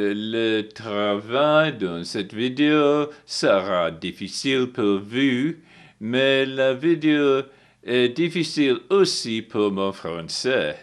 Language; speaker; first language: French; non-native, learner; English